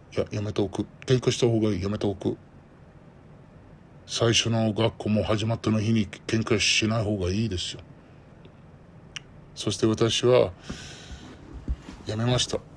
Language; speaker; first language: Japanese; non-native, learner; Arabic